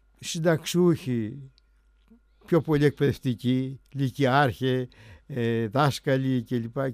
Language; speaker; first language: Greek; native; Greek